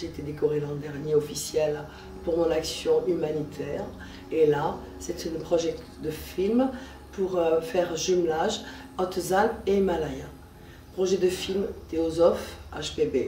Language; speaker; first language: French; native; French